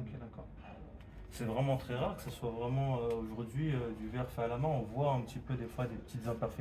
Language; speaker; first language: French; native; French